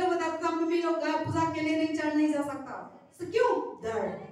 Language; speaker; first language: Hindi; non-native, local second language; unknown